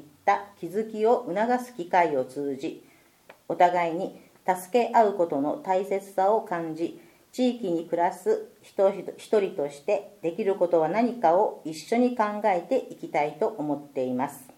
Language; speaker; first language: Japanese; native; Japanese